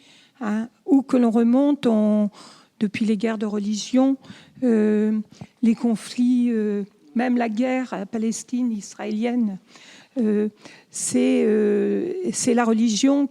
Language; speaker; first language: French; native; French